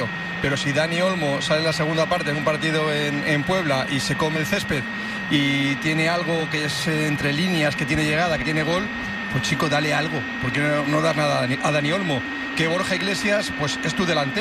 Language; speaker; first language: Spanish; native; Spanish